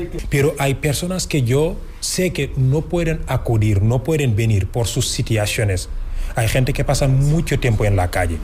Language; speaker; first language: Spanish; non-native, fluent; Wolof